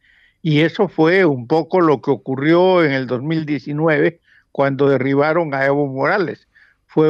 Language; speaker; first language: Spanish; native; Spanish